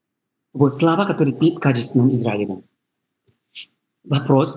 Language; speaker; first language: Russian; non-native, learner; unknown